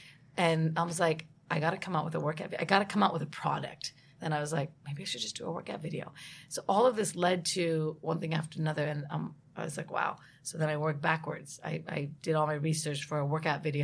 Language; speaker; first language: English; native; English